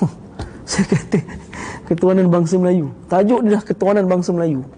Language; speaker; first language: Malay; native; Malay